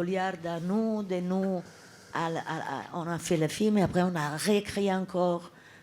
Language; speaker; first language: French; non-native, fluent; Italian